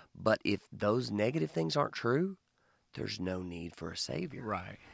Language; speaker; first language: English; native; English